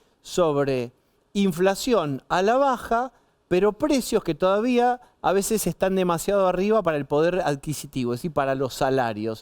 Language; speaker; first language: Spanish; native; Spanish